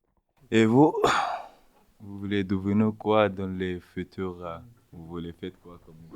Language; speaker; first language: French; non-native, learner; Arabic